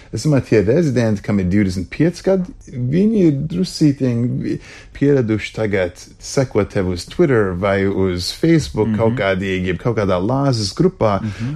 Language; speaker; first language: Latvian; early bilingual, heritage; Latvian